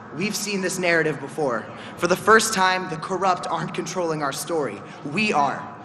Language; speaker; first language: English; native; English